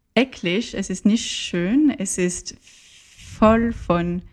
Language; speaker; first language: German; non-native, learner; French